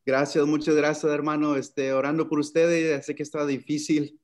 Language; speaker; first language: Spanish; early bilingual, other home language; English